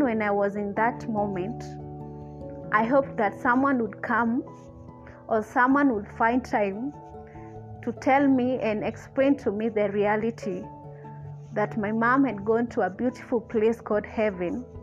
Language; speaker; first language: English; non-native, local second language; Kikuyu